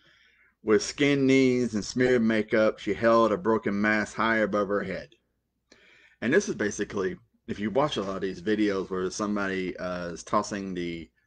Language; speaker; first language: English; native; English